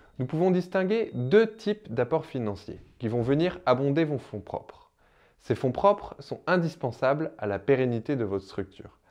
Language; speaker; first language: French; native; French